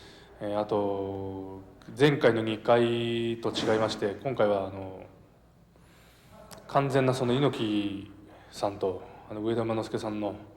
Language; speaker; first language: Japanese; native; Japanese